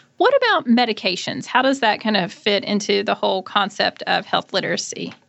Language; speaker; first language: English; native; English